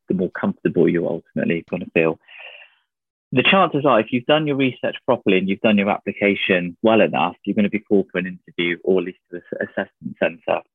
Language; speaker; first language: English; native; English